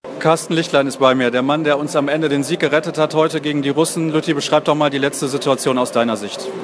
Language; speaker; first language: German; native; German